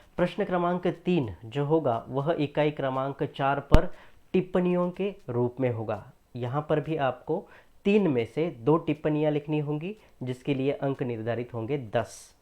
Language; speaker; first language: Hindi; non-native, local second language; Marathi